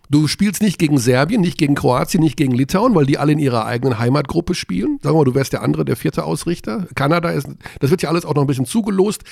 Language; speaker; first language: German; native; German